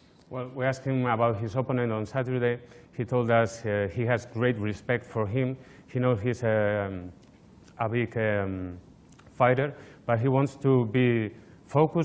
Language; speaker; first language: English; non-native, fluent; Spanish